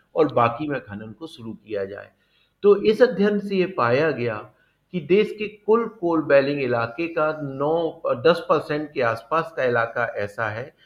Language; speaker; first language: Hindi; native; Hindi